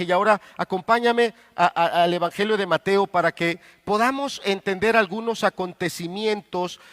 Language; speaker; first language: Spanish; native; Spanish